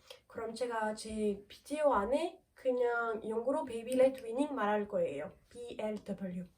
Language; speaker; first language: Korean; non-native, learner; French